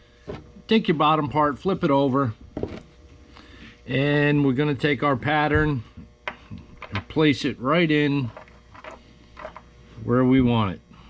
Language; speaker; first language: English; native; English